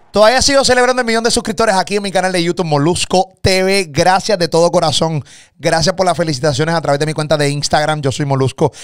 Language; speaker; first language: Spanish; native; Spanish